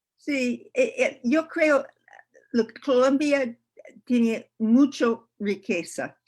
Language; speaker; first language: Spanish; non-native, learner; English